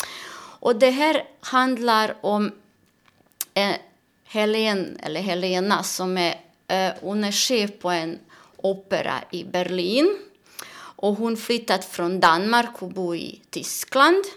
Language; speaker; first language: Swedish; non-native, fluent; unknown